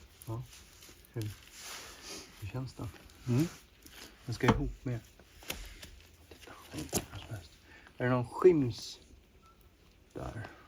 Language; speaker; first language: Swedish; native; Swedish